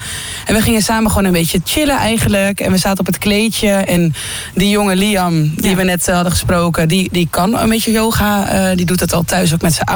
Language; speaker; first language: Dutch; native; Dutch